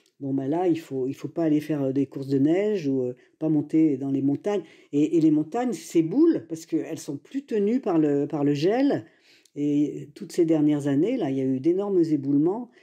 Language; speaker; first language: French; native; French